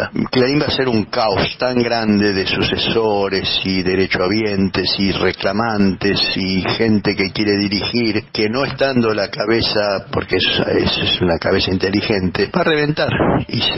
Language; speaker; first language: Spanish; native; Spanish